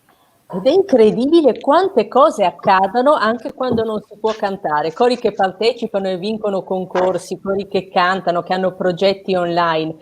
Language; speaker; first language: Italian; native; Italian